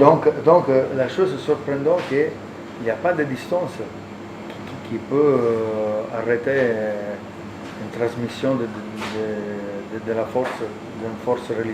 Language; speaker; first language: French; non-native, learner; Italian